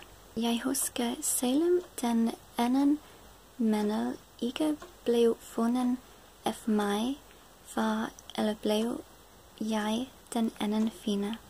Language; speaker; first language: Danish; non-native, learner; English